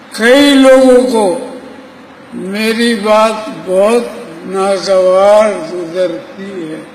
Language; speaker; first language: Urdu; native; Urdu